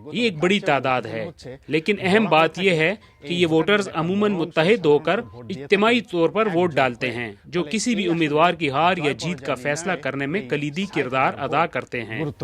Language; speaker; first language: Urdu; native; Urdu